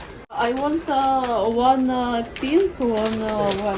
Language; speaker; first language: English; non-native, learner; Russian